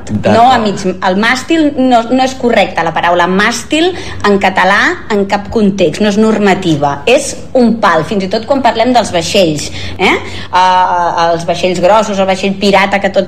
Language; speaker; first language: Catalan; native; Catalan